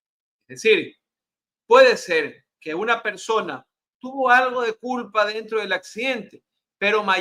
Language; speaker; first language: Spanish; native; Spanish